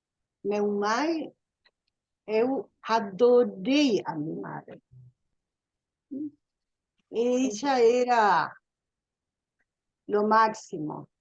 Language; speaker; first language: Portuguese; non-native, learner; Spanish